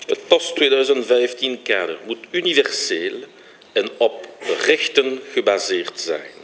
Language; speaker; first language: Dutch; non-native, local second language; French